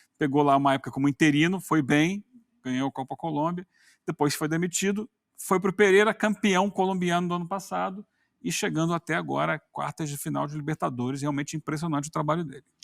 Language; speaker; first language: Portuguese; native; Portuguese